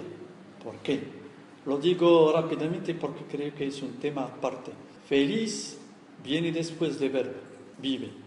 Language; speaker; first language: Spanish; non-native, fluent; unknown